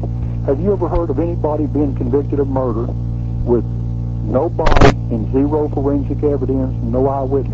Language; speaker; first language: English; native; English